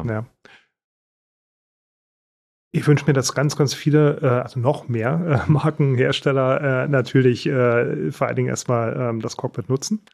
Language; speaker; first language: German; native; German